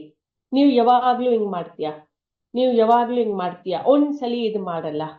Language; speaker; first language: Kannada; non-native, learner; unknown